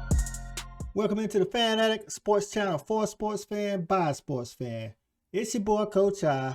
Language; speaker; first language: English; native; English